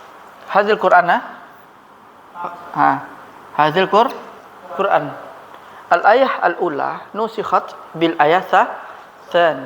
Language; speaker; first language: Arabic; non-native, fluent; Indonesian